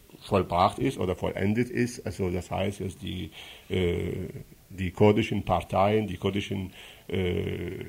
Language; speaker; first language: German; non-native, fluent; Arabic